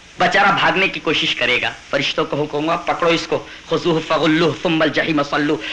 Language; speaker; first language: Urdu; native; Urdu